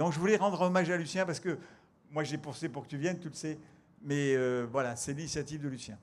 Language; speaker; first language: French; native; French